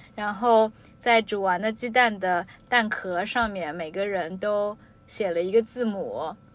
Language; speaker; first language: Chinese; native; Chinese